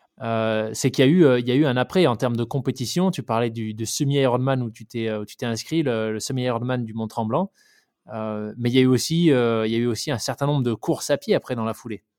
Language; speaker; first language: French; native; French